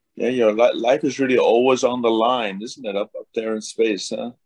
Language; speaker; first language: English; native; English